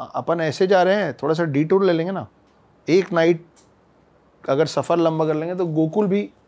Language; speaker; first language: Hindi; native; Hindi